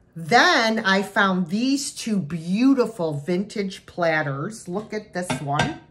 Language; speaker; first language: English; native; English